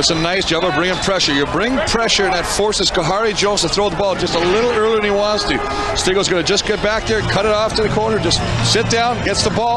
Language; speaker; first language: English; native; English